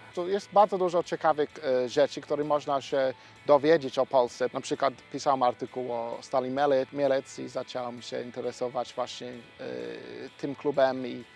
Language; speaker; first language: Polish; non-native, fluent; English